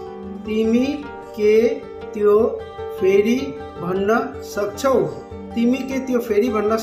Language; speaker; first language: Nepali; non-native, fluent; Bangla